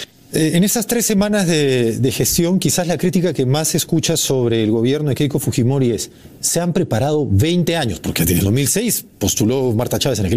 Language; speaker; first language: Spanish; native; Spanish